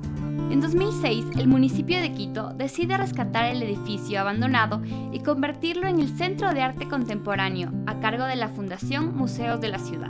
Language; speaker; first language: Spanish; native; Spanish